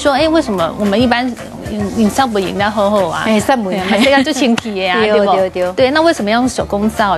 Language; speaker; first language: Chinese; native; Chinese